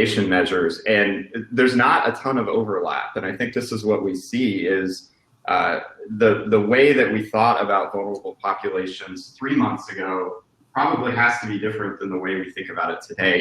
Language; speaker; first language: English; native; English